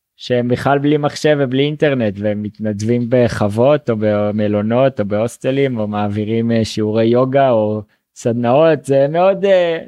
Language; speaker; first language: Hebrew; native; Hebrew